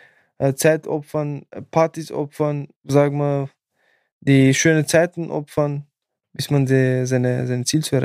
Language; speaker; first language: German; non-native, fluent; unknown